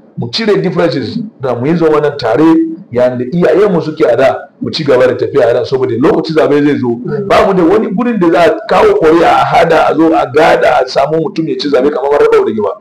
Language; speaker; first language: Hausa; non-native, local second language; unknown